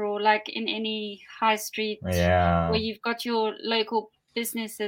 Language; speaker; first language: English; native; English